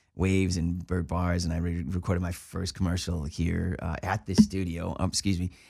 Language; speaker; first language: English; native; English